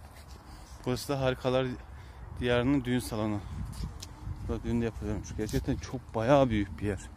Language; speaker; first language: Turkish; native; Turkish